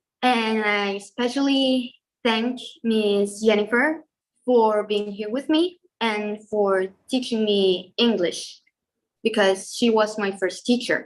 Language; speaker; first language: English; non-native, fluent; Spanish